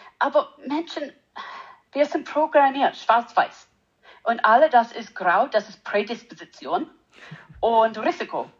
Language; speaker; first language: German; non-native, learner; English